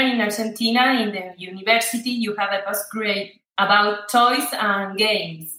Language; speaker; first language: English; non-native, fluent; Spanish